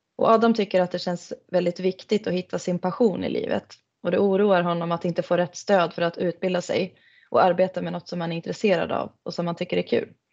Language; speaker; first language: Swedish; native; Swedish